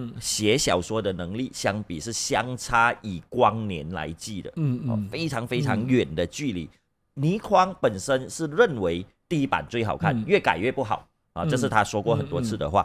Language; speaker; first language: Chinese; native; Chinese